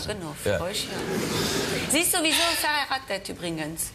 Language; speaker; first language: German; non-native, fluent; French